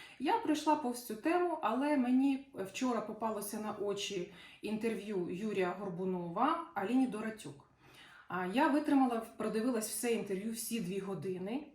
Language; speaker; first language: Ukrainian; non-native, local second language; Russian